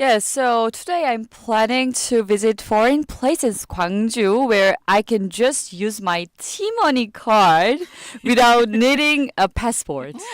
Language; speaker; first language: English; non-native, learner; Korean